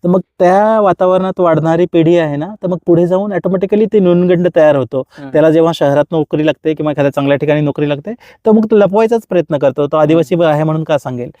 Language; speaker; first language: Marathi; non-native, local second language; Kukna